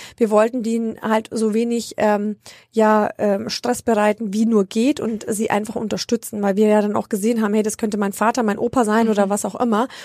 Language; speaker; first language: German; early bilingual, other home language; Romanian